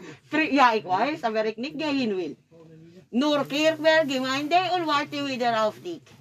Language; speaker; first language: German; non-native, learner; Filipino